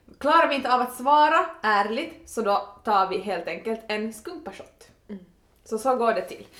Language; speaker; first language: Swedish; native; Swedish